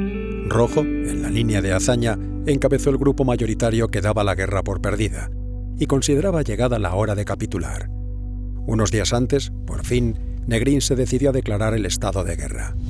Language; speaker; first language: Spanish; native; Spanish